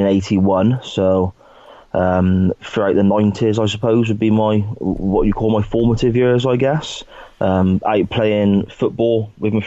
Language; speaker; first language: English; native; English